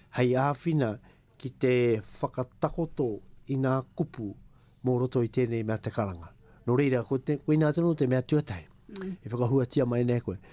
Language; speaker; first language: Māori; native; Māori